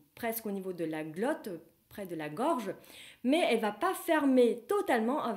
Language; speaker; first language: French; non-native, fluent; Vietnamese